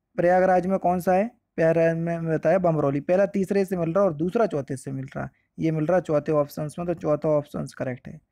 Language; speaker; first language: Hindi; native; Hindi